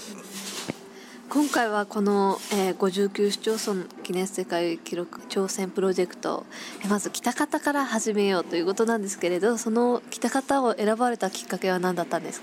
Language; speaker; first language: Japanese; native; Japanese